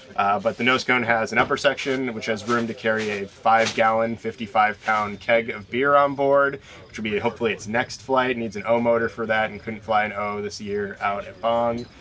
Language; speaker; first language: English; native; English